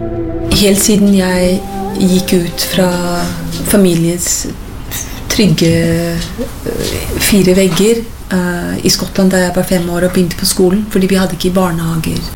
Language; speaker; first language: Norwegian; non-native, fluent; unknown